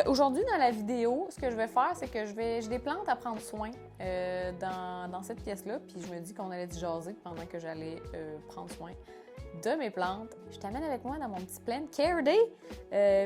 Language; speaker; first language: French; native; French